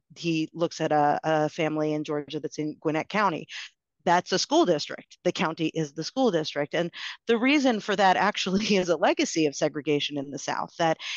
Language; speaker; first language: English; native; English